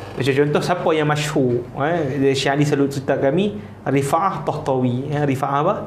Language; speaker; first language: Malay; native; Malay